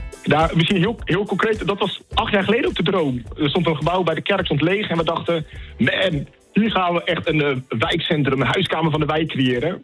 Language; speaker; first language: Dutch; native; Dutch